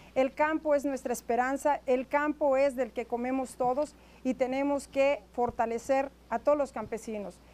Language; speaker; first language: Spanish; native; Spanish